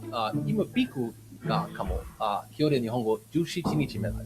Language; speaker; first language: Japanese; non-native, learner; English